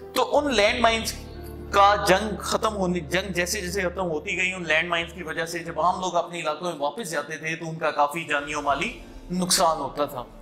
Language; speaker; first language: Urdu; non-native, local second language; Punjabi